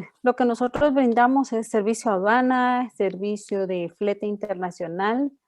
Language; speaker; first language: Spanish; native; Spanish